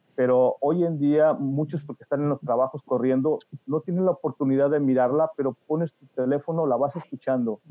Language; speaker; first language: Spanish; native; Spanish